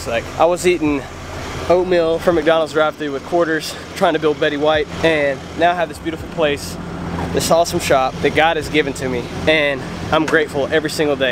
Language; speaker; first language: English; native; English